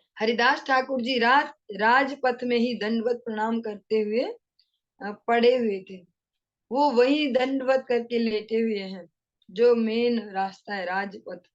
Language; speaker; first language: Hindi; non-native, local second language; Bangla